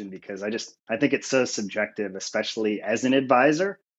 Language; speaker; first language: English; native; English